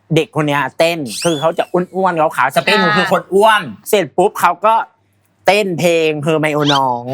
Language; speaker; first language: Thai; native; Thai